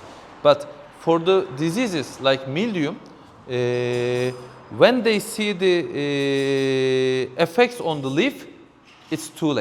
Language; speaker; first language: English; non-native, fluent; Turkish